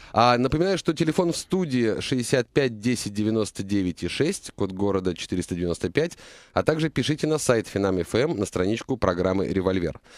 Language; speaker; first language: Russian; native; Russian